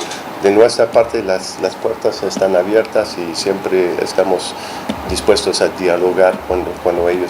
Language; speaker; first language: Spanish; non-native, fluent; English